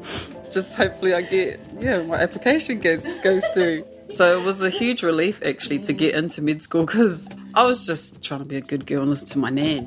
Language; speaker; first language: English; non-native, local second language; Māori